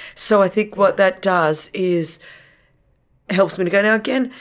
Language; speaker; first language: English; non-native, local second language; Greek